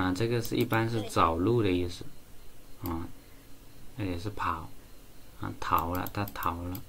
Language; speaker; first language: Chinese; native; Chinese